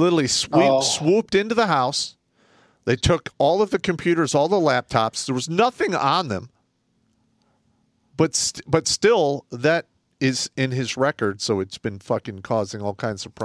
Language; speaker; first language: English; native; English